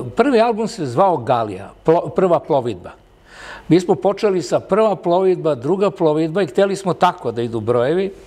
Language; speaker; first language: Serbian; early bilingual, other home language; Italian